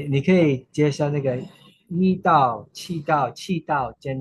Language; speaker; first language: Chinese; early bilingual, heritage; Chinese